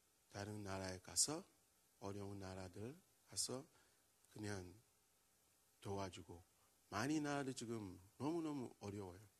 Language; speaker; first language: Korean; non-native, learner; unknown